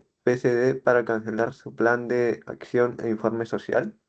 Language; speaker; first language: Spanish; native; Spanish